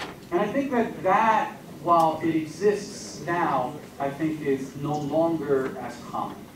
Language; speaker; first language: English; early bilingual, other home language; Spanish